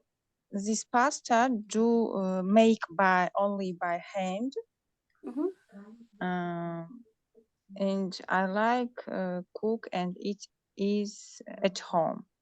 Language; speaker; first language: English; non-native, learner; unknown